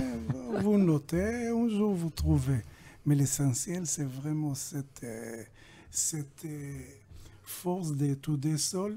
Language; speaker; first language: French; non-native, learner; Hebrew